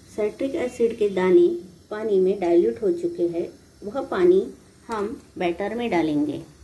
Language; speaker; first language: Hindi; non-native, local second language; Marathi